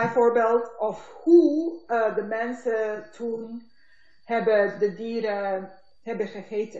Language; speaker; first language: Dutch; non-native, learner; Turkish